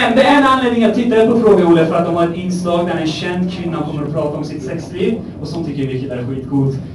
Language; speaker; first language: Swedish; early bilingual, other home language; Persian